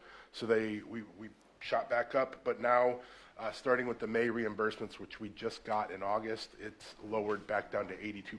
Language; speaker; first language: English; native; English